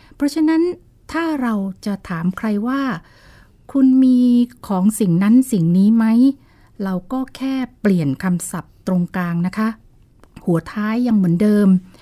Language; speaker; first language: Thai; native; Thai